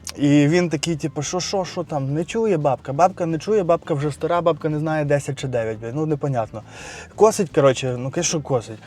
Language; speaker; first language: Ukrainian; non-native, local second language; Russian